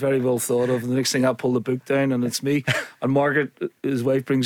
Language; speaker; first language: English; native; English